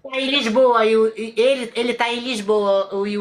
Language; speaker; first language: Portuguese; native; Portuguese